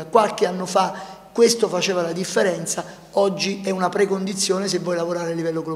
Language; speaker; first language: Italian; native; Italian